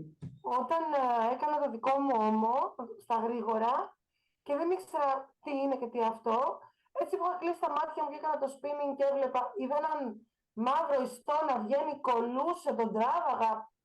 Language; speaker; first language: Greek; native; Greek